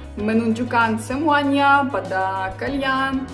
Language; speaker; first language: Indonesian; non-native, learner; Ukrainian